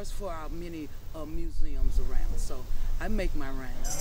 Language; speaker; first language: English; native; English